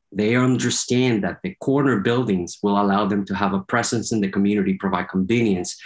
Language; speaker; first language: English; non-native, fluent; Spanish